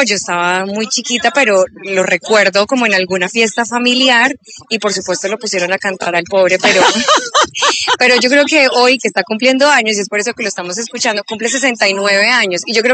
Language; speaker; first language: Spanish; native; Spanish